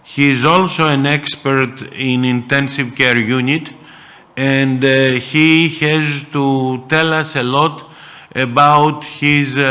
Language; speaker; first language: English; non-native, fluent; Greek